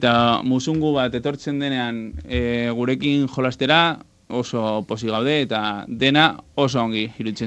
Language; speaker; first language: Basque; non-native, local second language; Spanish